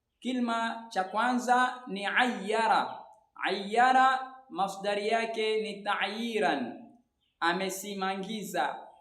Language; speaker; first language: Swahili; native; Swahili